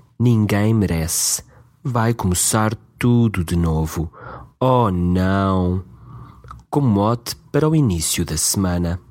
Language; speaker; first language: Portuguese; native; Portuguese